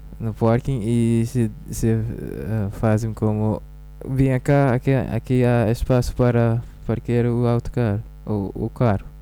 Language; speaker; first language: Portuguese; non-native, learner; Dutch